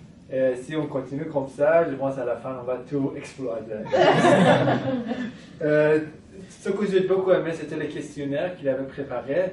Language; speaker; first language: French; non-native, fluent; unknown